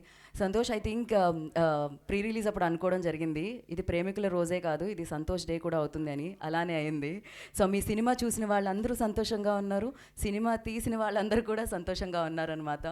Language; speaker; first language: Telugu; native; Telugu